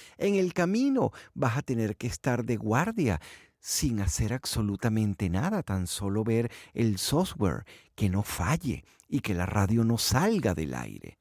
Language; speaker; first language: Spanish; native; Spanish